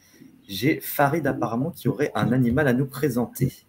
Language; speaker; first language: French; native; French